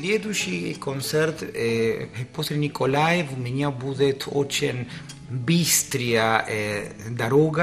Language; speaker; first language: Russian; non-native, learner; Spanish